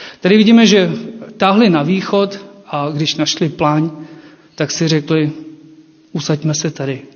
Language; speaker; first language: Czech; non-native, fluent; Ukrainian